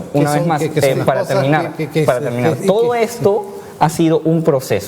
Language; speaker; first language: Spanish; native; Spanish